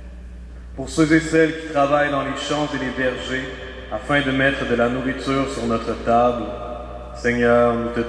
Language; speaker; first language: French; native; French